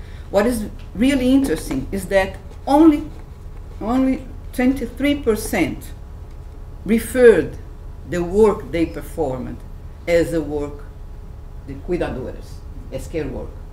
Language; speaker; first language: English; non-native, fluent; Portuguese